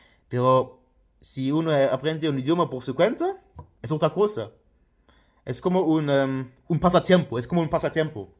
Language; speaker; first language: Spanish; non-native, fluent; Luxembourgish